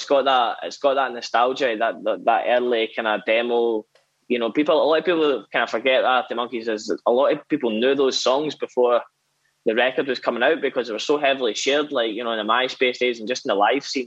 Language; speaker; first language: English; native; English